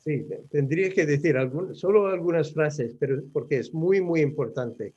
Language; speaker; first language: Spanish; non-native, fluent; English